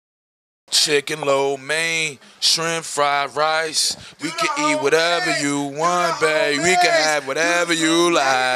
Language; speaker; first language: English; native; English